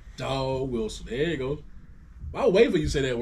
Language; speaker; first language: English; native; English